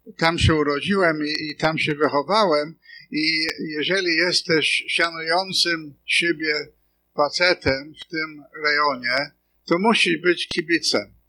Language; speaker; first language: Polish; non-native, fluent; English